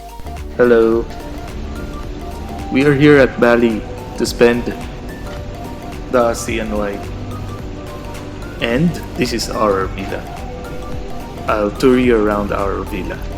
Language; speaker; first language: English; non-native, local second language; Filipino